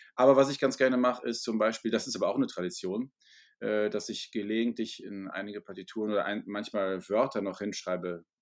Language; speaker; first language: German; native; German